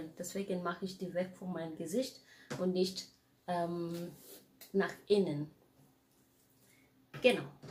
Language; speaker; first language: German; non-native, fluent; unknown